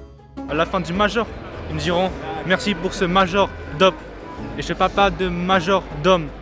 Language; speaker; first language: French; native; French